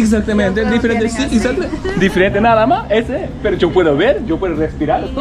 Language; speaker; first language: Spanish; non-native, learner; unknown